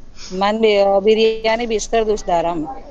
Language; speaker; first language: Persian; non-native, learner; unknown